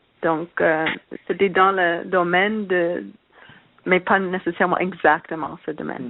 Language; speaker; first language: French; non-native, learner; English